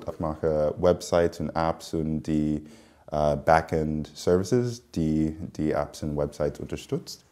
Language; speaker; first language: German; non-native, fluent; English